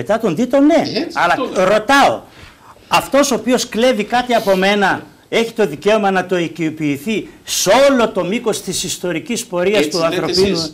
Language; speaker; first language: Greek; native; Greek